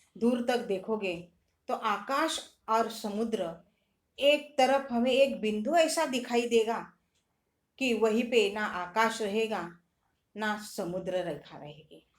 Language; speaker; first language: Hindi; non-native, local second language; Marathi